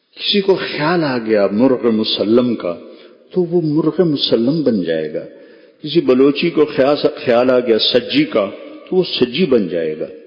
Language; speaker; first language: Urdu; non-native, local second language; Punjabi